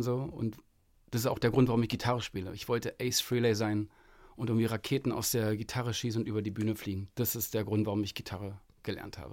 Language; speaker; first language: German; native; German